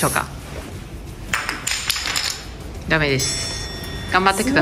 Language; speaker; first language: Japanese; non-native, learner; Chinese